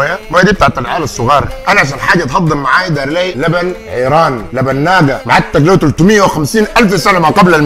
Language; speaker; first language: Arabic; native; Arabic